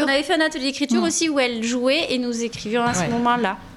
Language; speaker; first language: French; native; French